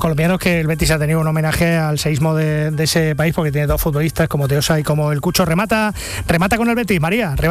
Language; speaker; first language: Spanish; native; Spanish